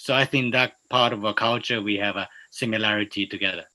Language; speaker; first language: English; non-native, fluent; Japanese